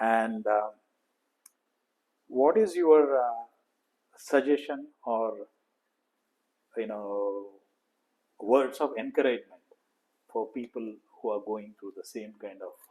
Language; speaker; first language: English; non-native, local second language; Kannada